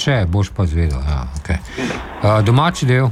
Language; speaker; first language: Slovenian; native; Slovenian